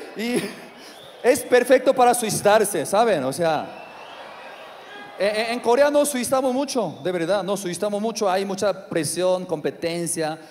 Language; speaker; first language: Spanish; non-native, learner; Korean